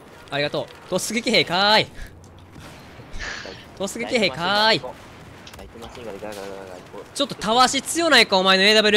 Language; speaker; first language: Japanese; native; Japanese